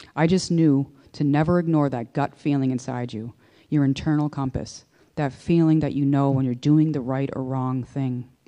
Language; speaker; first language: English; native; English